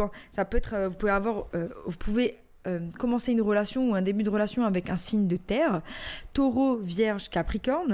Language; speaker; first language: French; native; French